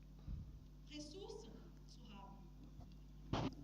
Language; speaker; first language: German; non-native, learner; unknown